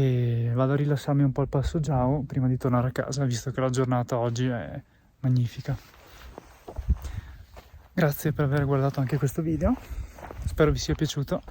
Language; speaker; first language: Italian; native; Italian